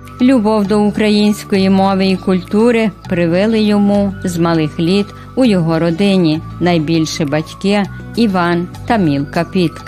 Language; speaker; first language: Ukrainian; early bilingual, heritage; Ukrainian